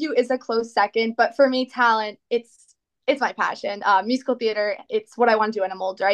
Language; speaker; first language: English; native; English